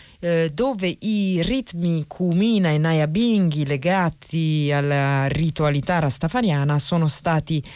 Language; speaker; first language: Italian; native; Italian